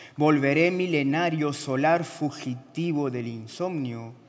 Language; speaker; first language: Spanish; native; Spanish